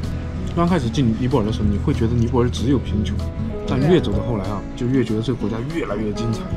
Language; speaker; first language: Chinese; native; Chinese